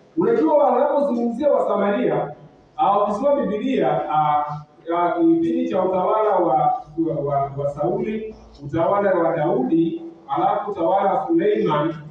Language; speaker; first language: Swahili; non-native, local second language; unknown